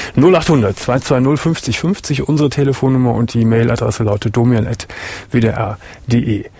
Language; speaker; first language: German; native; German